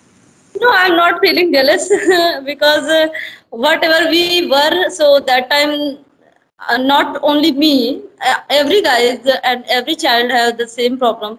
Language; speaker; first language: English; non-native, learner; Hindi